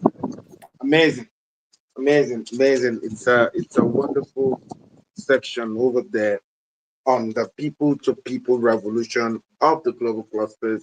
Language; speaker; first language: English; non-native, local second language; Yoruba